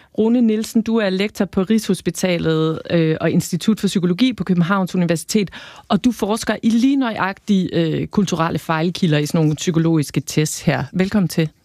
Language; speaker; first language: Danish; native; Danish